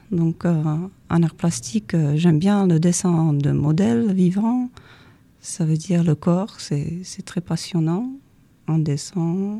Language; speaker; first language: French; non-native, fluent; Czech